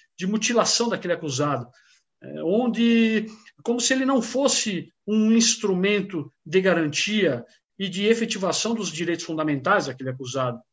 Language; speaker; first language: Portuguese; native; Portuguese